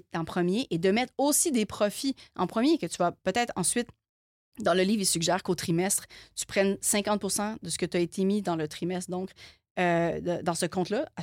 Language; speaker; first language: French; native; French